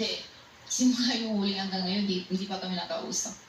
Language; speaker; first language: Filipino; non-native, learner; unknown